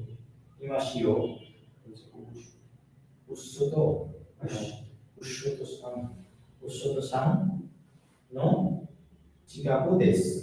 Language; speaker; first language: Japanese; non-native, learner; Bangla